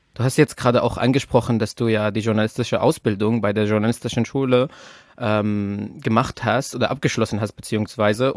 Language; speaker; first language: German; non-native, fluent; Persian